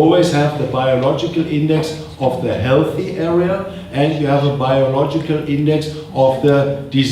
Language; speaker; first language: English; non-native, fluent; German